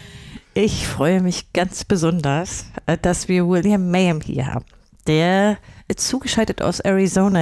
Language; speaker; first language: German; native; German